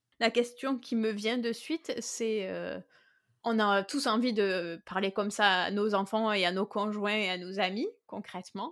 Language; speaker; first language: French; native; French